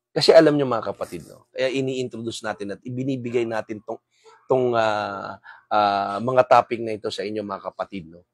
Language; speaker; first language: Filipino; non-native, local second language; Waray